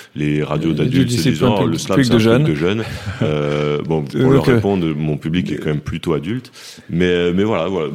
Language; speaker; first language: French; native; French